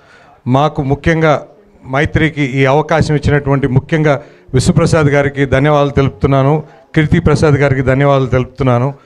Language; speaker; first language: Telugu; native; Telugu